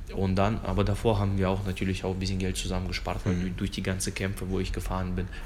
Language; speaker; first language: German; early bilingual, other home language; Russian